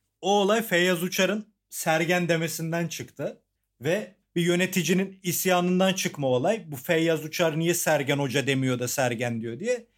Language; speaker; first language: Turkish; native; Turkish